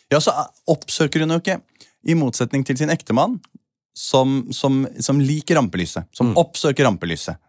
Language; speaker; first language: Norwegian; native; Norwegian